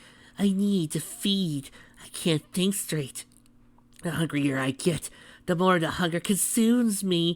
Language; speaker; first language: English; native; English